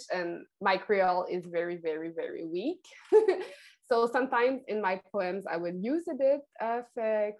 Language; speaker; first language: English; non-native, fluent; French